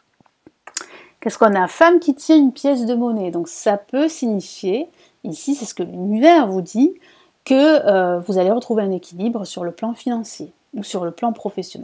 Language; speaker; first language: French; native; French